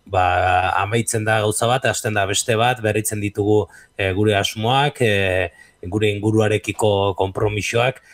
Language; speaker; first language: Basque; native; Basque